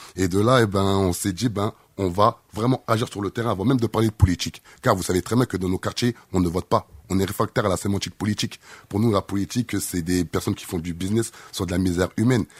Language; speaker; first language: French; native; French